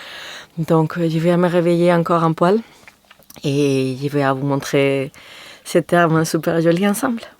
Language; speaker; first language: French; non-native, fluent; Spanish